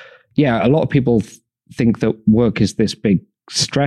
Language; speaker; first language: English; native; English